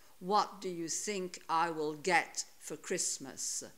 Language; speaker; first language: English; non-native, fluent; Italian